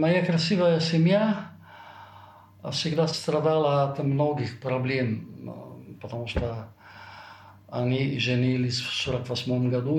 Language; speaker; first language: Russian; non-native, fluent; Italian